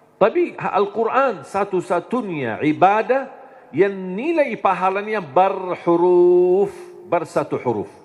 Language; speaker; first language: Indonesian; non-native, fluent; Arabic